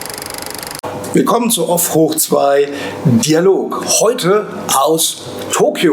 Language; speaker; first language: German; native; German